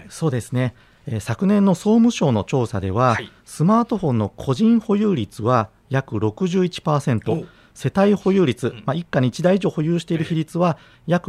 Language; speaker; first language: Japanese; native; Japanese